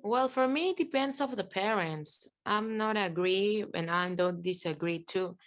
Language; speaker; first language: English; non-native, learner; Spanish